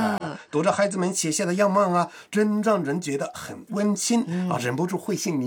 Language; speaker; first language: Chinese; non-native, fluent; Japanese